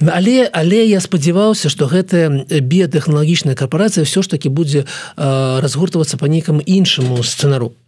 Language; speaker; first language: Belarusian; native; Belarusian